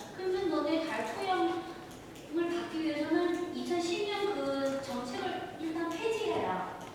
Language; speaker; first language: Korean; non-native, fluent; Chinese